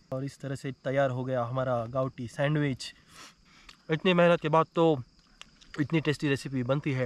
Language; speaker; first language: Hindi; non-native, local second language; Marathi